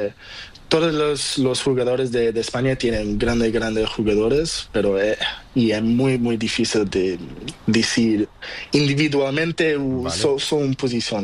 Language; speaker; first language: Spanish; non-native, learner; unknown